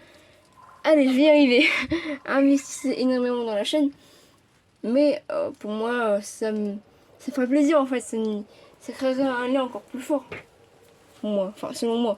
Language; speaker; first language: French; native; French